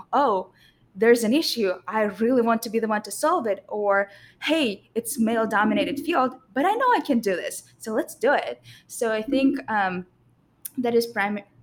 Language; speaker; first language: English; non-native, fluent; Russian